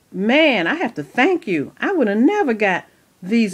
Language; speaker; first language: English; native; English